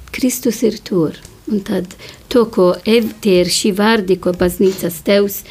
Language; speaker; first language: Latvian; non-native, learner; Maltese